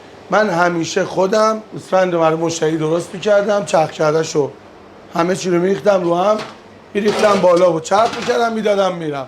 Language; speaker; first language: Persian; native; Persian